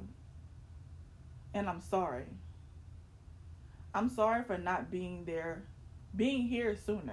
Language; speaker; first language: English; native; English